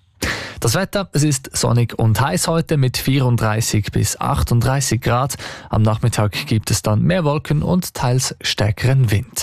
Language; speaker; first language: German; native; German